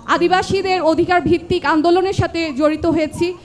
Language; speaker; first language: Bangla; non-native, local second language; Santali